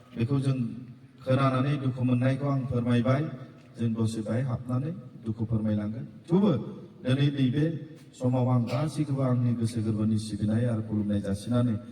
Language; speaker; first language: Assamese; non-native, local second language; Bodo